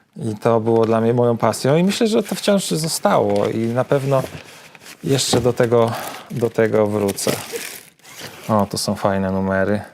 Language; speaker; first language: Polish; native; Polish